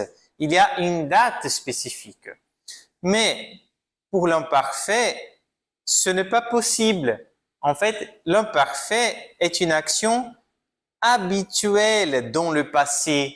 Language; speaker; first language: French; non-native, fluent; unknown